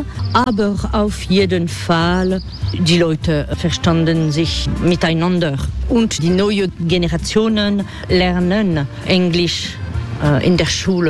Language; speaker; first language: German; non-native, fluent; French